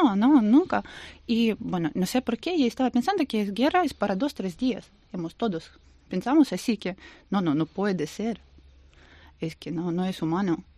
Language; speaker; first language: Spanish; non-native, learner; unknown